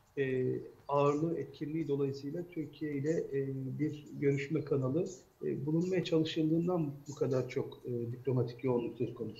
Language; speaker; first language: Turkish; native; Turkish